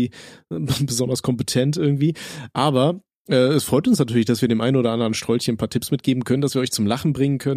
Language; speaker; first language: German; native; German